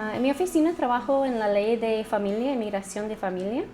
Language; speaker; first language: Spanish; non-native, fluent; English